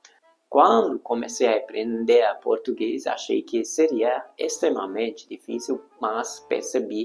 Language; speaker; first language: Portuguese; non-native, fluent; Hungarian